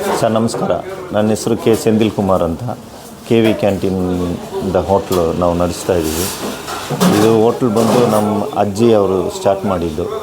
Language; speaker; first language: Kannada; non-native, local second language; Tamil